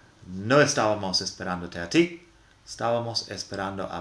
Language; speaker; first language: Spanish; non-native, fluent; English